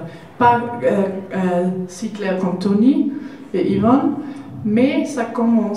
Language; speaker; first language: French; non-native, learner; German